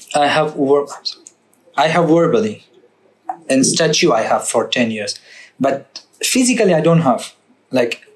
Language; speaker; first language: English; non-native, learner; Persian